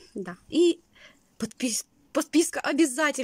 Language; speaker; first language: Russian; native; Russian